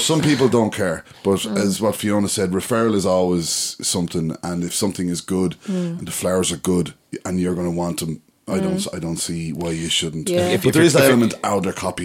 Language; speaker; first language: English; native; English